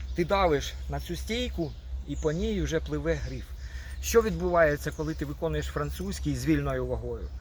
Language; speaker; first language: Ukrainian; non-native, local second language; Russian